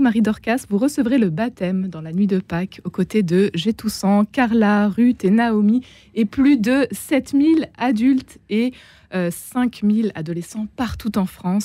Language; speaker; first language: French; native; French